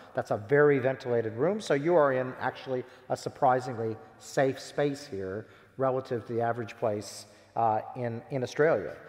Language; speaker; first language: English; native; English